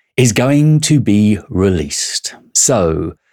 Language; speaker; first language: English; native; English